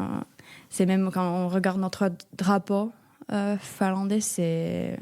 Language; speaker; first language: French; non-native, fluent; Finnish